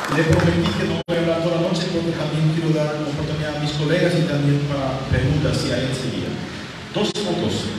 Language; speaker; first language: Spanish; non-native, local second language; German